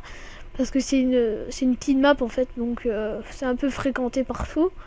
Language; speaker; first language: French; native; French